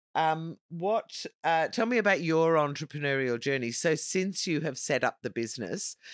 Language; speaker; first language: English; native; English